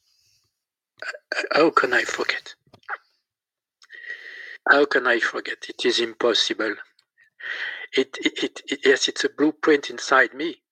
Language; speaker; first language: English; non-native, learner; French